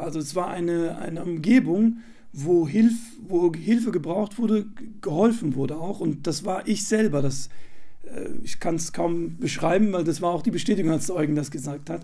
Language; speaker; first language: German; native; German